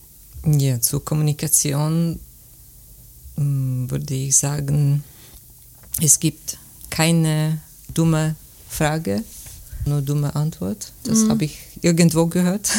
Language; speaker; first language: German; non-native, fluent; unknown